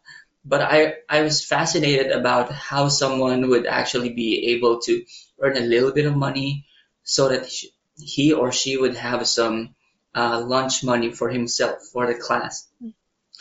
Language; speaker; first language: English; non-native, local second language; Filipino